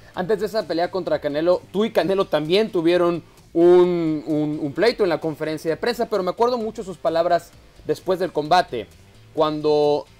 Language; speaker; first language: Spanish; native; Spanish